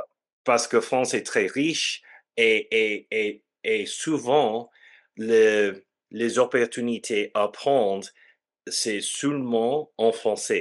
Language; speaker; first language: French; non-native, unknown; English